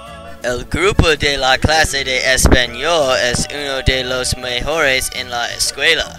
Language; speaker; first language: Spanish; non-native, learner; English